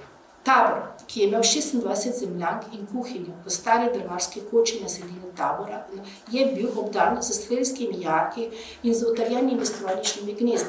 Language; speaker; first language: Slovenian; native; Slovenian